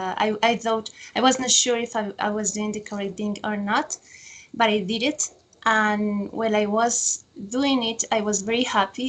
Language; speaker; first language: English; non-native, fluent; Spanish